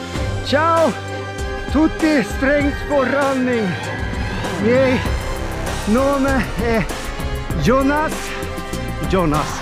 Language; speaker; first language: Italian; non-native, learner; Swedish